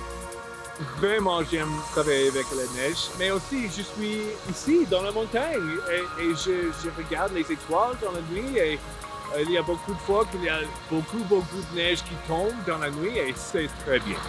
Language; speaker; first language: French; non-native, local second language; English